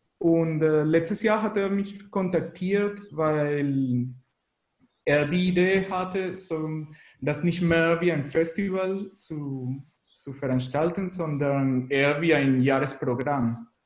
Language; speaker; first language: German; non-native, fluent; Spanish